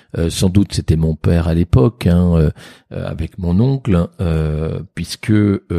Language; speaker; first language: French; native; French